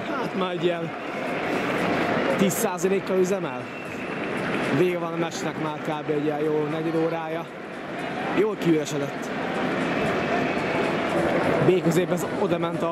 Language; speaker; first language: Hungarian; native; Hungarian